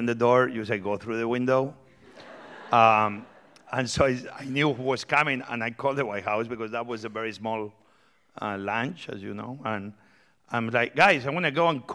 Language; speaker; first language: English; non-native, fluent; Spanish